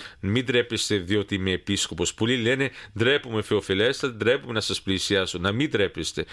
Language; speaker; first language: Greek; early bilingual, heritage; Greek